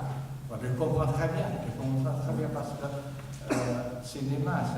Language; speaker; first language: French; non-native, fluent; Chinese